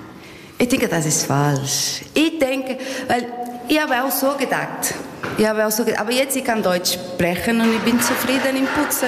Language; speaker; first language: German; non-native, learner; Portuguese